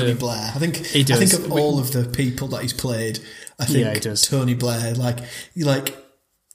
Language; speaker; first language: English; native; English